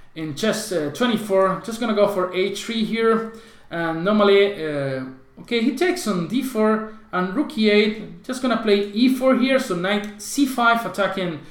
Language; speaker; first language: English; non-native, fluent; Spanish